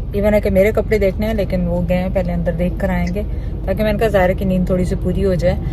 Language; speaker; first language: Urdu; native; Urdu